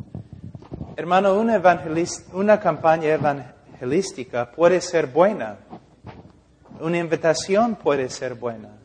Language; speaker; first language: Spanish; non-native, fluent; English